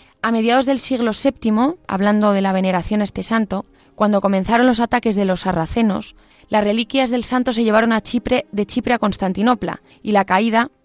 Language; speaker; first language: Spanish; native; Spanish